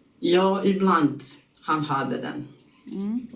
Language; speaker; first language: Swedish; non-native, learner; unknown